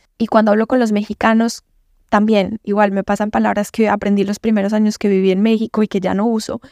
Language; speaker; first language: Spanish; native; Spanish